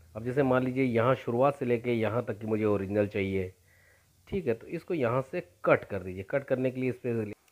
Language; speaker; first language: Hindi; native; Hindi